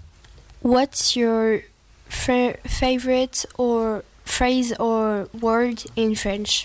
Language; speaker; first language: English; non-native, learner; French